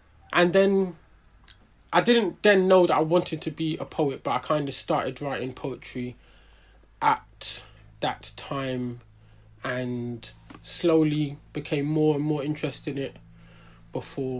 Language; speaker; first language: English; native; English